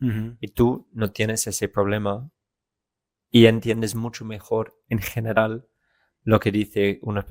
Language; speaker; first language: Spanish; non-native, fluent; English